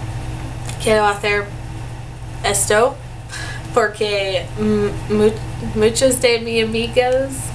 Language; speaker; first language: Spanish; early bilingual, heritage; English